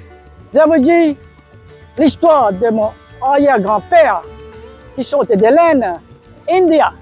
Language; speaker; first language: French; non-native, local second language; Morisyen